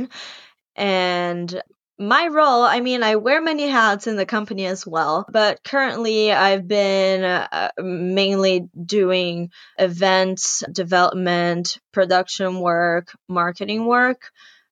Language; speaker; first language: English; non-native, fluent; Portuguese